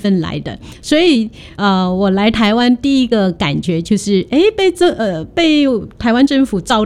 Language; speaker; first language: Chinese; non-native, fluent; Hakka Chinese